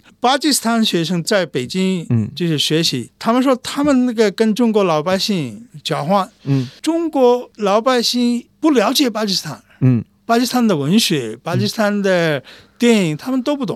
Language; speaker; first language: Chinese; non-native, fluent; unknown